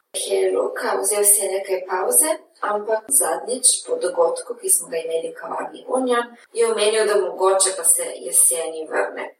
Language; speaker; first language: Slovenian; native; Slovenian